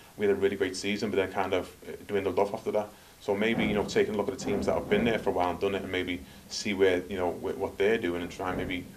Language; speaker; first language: English; native; English